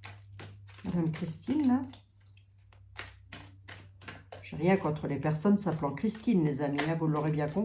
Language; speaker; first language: French; native; French